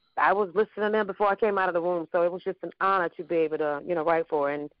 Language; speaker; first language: English; native; English